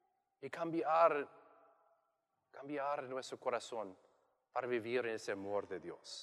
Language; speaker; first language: Spanish; non-native, learner; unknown